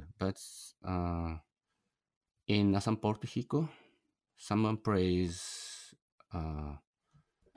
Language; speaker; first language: English; non-native, learner; Japanese